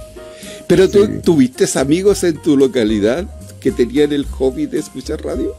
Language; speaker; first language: Spanish; native; Spanish